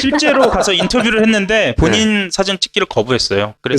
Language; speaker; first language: Korean; native; Korean